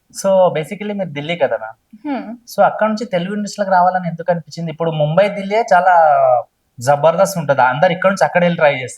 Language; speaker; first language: Telugu; native; Telugu